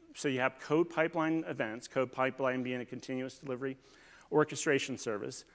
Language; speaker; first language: English; native; English